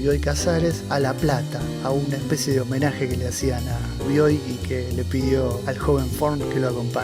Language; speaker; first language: Spanish; native; Spanish